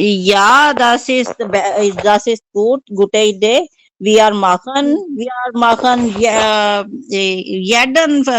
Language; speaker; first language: German; non-native, learner; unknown